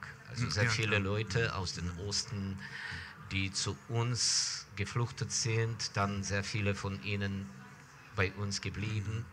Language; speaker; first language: German; non-native, fluent; Ukrainian